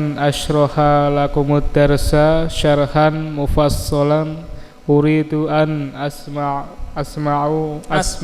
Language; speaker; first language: Arabic; non-native, learner; Indonesian